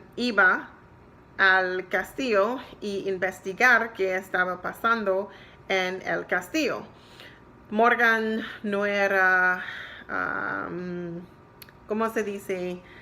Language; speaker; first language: Spanish; non-native, learner; English